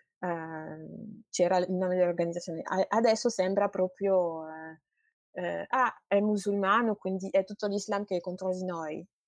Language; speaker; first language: Italian; non-native, fluent; French